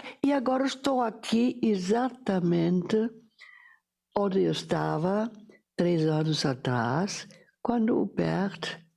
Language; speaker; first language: Portuguese; non-native, fluent; German